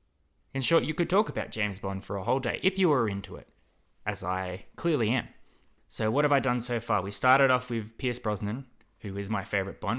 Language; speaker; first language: English; native; English